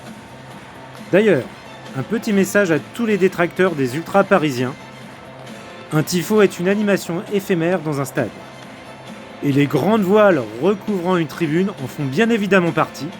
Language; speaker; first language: French; native; French